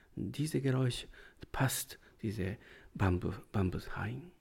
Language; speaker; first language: German; non-native, learner; Japanese